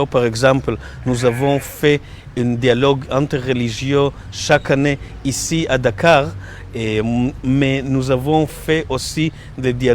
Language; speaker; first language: French; non-native, learner; Hebrew